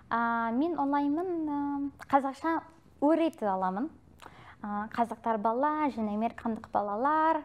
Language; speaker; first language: Kazakh; non-native, learner; English